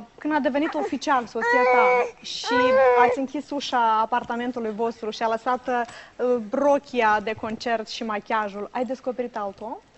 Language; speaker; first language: Romanian; native; Romanian